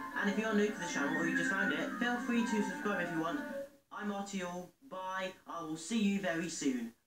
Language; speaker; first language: English; native; English